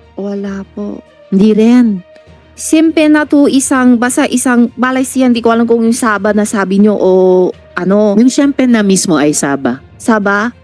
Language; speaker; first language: Filipino; non-native, learner; Chinese